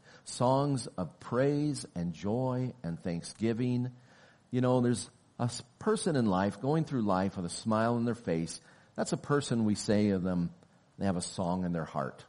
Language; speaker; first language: English; native; English